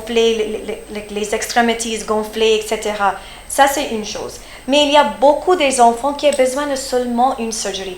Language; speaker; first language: French; early bilingual, heritage; French